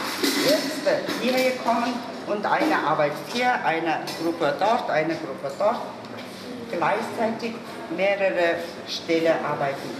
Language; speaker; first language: German; non-native, learner; Mongolian